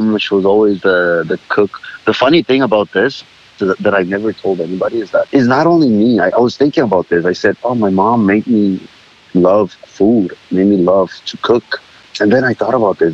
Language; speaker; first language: English; non-native, fluent; Spanish